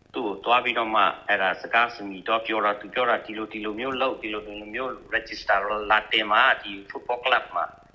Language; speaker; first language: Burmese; non-native, local second language; Shan